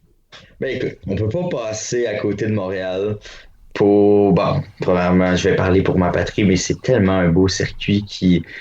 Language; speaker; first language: French; native; French